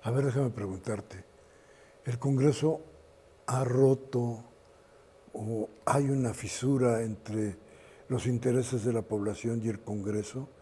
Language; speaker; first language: Spanish; native; Spanish